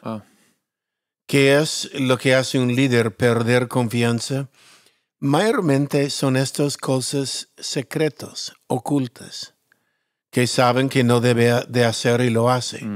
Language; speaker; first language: Spanish; non-native, fluent; English